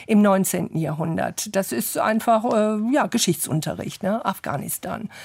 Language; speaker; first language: German; early bilingual, other home language; English